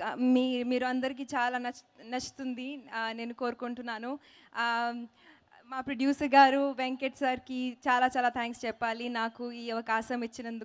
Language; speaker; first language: Telugu; non-native, learner; Hindi